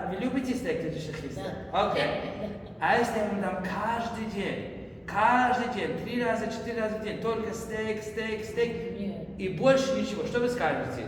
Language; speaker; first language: Russian; early bilingual, heritage; Russian